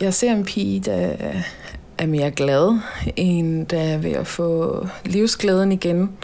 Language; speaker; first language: Danish; native; Danish